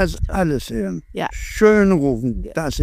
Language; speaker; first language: German; non-native, learner; Danish